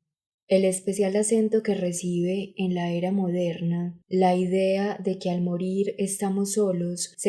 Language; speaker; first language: Spanish; native; Spanish